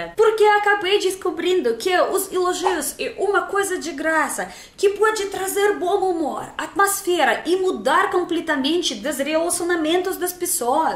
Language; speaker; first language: Portuguese; non-native, fluent; Russian